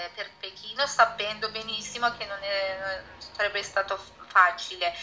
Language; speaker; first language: Italian; non-native, fluent; Persian